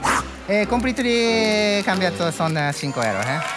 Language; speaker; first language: Spanish; non-native, learner; Japanese